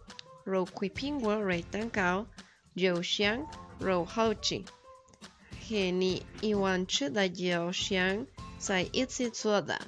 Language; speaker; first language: Chinese; non-native, learner; Spanish